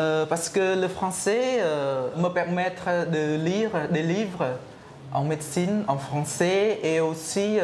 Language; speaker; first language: French; non-native, learner; Khmer